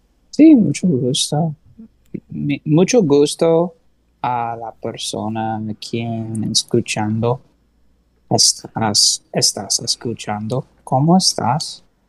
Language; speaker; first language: Spanish; non-native, learner; English